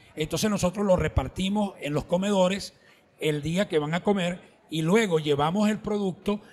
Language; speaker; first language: Spanish; native; Spanish